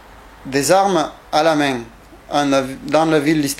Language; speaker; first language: French; non-native, fluent; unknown